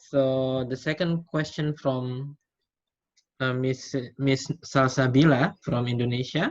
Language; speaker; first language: English; non-native, fluent; Indonesian